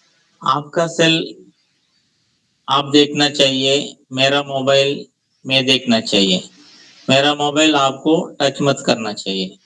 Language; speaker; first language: Hindi; non-native, local second language; Telugu